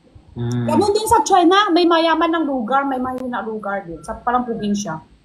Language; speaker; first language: Filipino; non-native, learner; Chinese